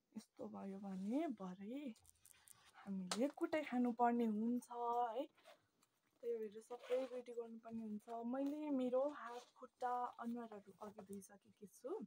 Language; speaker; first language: Nepali; non-native, local second language; Limbu